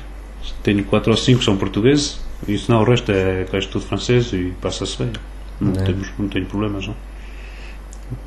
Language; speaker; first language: Portuguese; early bilingual, other home language; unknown